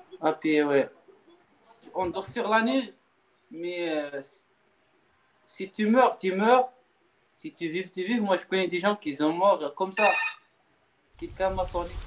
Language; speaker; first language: French; non-native, learner; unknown